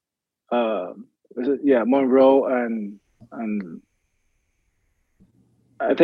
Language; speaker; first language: English; non-native, fluent; Spanish